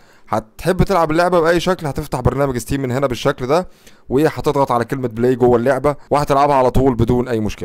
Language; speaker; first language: Arabic; native; Arabic